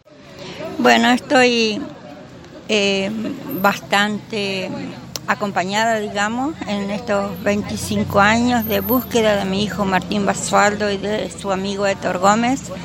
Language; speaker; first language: Spanish; native; Spanish